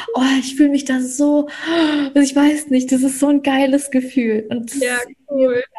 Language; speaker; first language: German; early bilingual, other home language; Russian